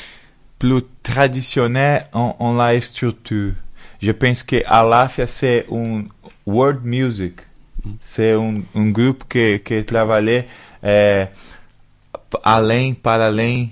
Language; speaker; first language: French; non-native, learner; Portuguese